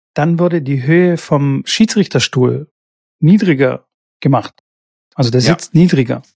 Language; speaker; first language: German; native; German